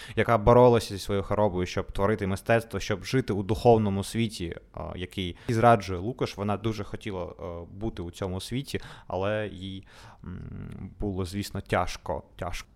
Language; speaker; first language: Ukrainian; non-native, local second language; Russian